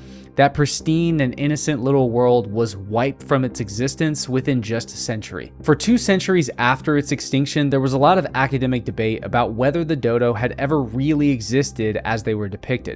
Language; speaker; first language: English; native; English